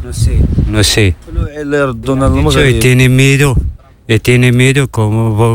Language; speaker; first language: Spanish; non-native, learner; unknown